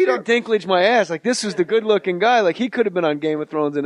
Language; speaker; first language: English; native; English